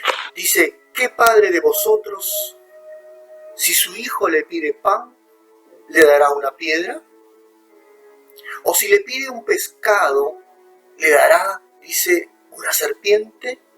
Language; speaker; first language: Spanish; native; Spanish